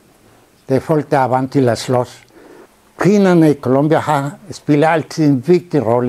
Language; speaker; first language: Danish; non-native, fluent; Spanish